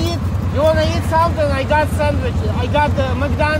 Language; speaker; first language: English; non-native, fluent; Ukrainian